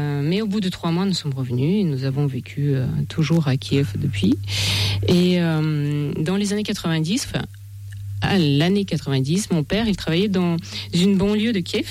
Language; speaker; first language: French; non-native, fluent; Russian